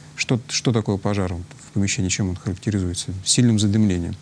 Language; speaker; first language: Russian; native; Russian